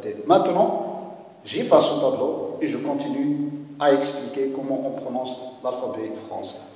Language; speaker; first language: French; non-native, local second language; Arabic